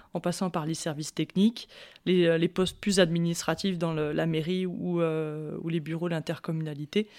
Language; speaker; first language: French; native; French